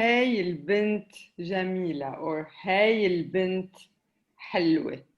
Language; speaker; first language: Arabic; native; Arabic